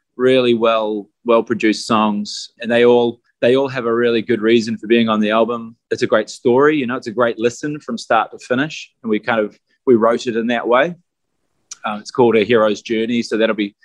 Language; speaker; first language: English; native; English